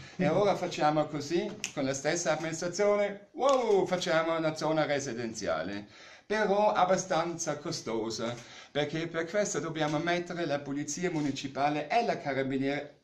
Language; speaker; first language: Italian; non-native, learner; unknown